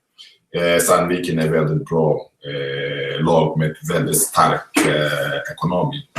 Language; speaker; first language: Swedish; non-native, fluent; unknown